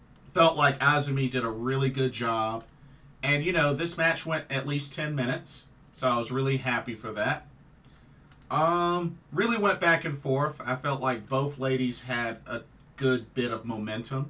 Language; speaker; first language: English; native; English